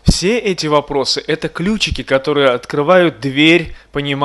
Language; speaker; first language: Russian; native; Russian